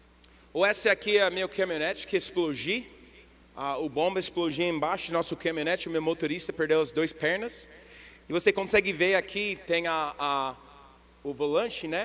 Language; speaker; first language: Portuguese; non-native, learner; English